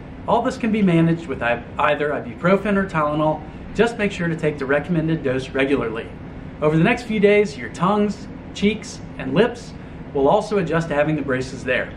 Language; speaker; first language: English; native; English